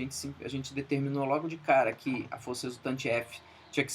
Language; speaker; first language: Portuguese; native; Portuguese